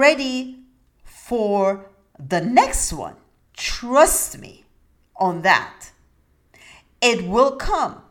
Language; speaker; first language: English; non-native, fluent; Turkish